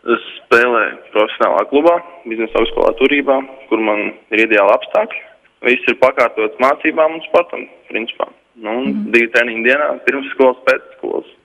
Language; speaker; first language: Latvian; native; Latvian